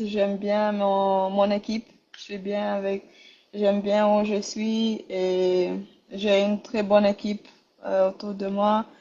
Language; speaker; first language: French; non-native, learner; Rundi